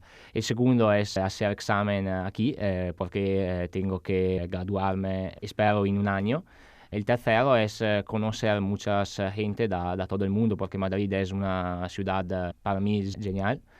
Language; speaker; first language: Spanish; non-native, learner; Italian